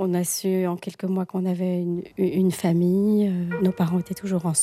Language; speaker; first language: French; native; French